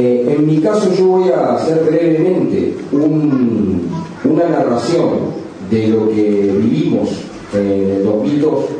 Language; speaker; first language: Spanish; native; Spanish